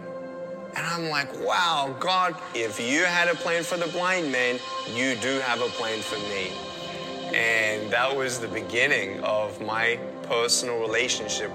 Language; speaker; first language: English; native; English